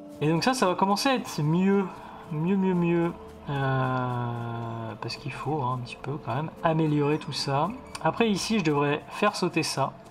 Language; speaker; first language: French; native; French